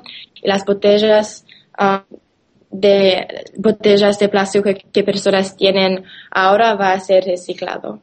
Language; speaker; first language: Spanish; non-native, learner; English